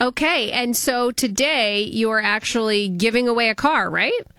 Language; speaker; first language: English; native; English